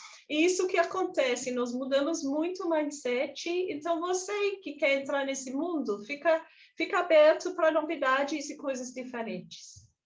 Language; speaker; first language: Portuguese; non-native, fluent; English